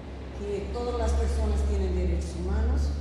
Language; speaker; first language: Spanish; non-native, fluent; English